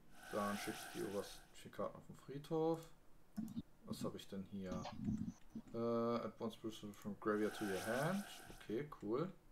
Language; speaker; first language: German; native; German